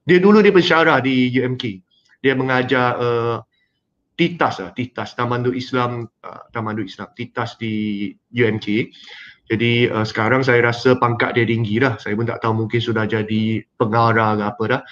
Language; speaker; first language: Malay; non-native, local second language; Chinese